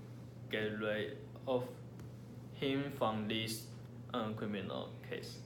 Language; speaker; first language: English; non-native, learner; Chinese